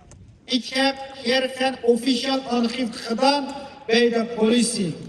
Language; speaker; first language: Dutch; non-native, learner; Uyghur